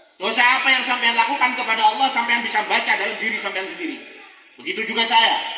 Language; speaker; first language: Indonesian; non-native, local second language; Javanese